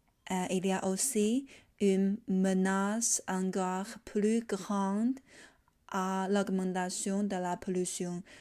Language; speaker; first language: French; non-native, learner; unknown